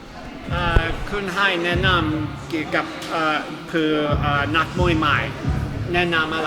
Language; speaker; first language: Thai; non-native, learner; English